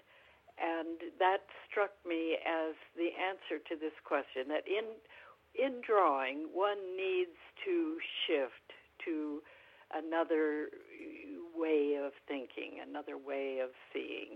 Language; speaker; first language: English; native; English